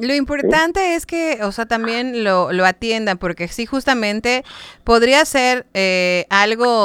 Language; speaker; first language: Spanish; native; Spanish